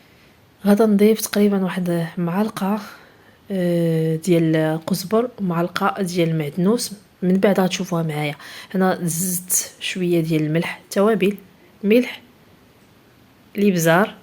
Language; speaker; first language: Arabic; native; Arabic